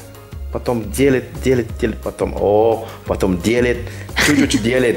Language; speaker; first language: Russian; non-native, learner; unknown